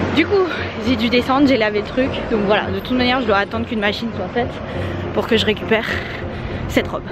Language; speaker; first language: French; native; French